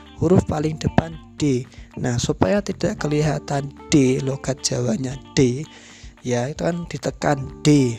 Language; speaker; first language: Indonesian; non-native, local second language; Javanese